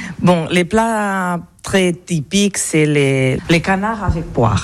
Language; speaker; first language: French; non-native, learner; Catalan